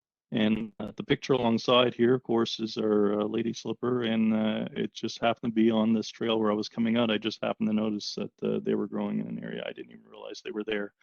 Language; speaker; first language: English; native; English